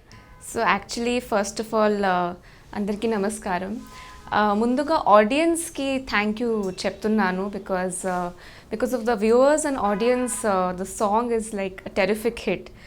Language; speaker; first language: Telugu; non-native, learner; Hindi